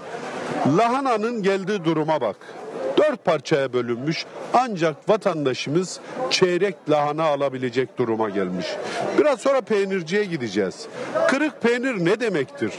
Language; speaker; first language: Turkish; native; Turkish